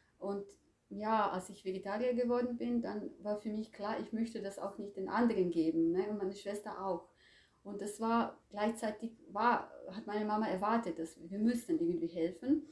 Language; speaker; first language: German; non-native, fluent; Croatian